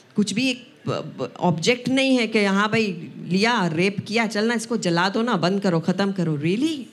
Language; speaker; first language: Hindi; non-native, local second language; Punjabi